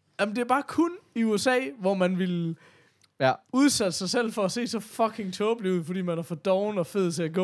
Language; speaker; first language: Danish; native; Danish